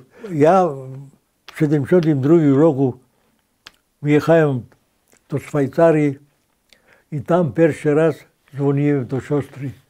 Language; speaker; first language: Polish; non-native, fluent; Greek